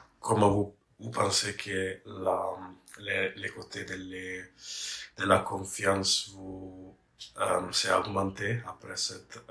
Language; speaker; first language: French; non-native, learner; English